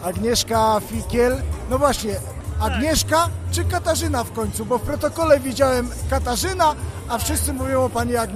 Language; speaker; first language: Polish; native; Polish